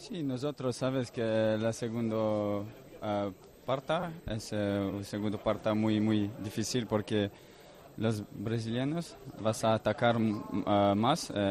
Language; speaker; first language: Spanish; non-native, learner; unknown